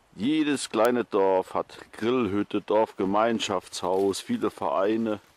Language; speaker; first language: German; native; German